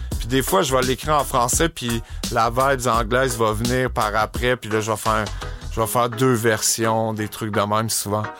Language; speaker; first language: French; native; French